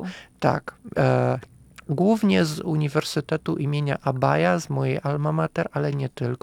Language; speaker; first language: Polish; non-native, fluent; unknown